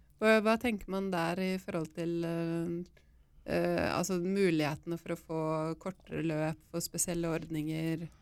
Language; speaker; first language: Norwegian; native; Norwegian